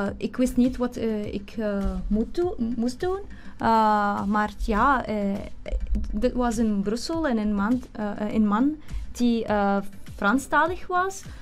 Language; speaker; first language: Dutch; non-native, learner; Arabic